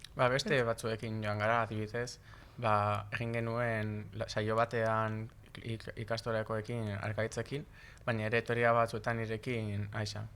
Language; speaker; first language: Basque; native; Basque